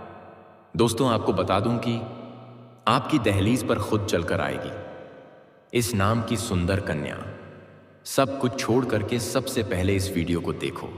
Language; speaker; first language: Hindi; native; Hindi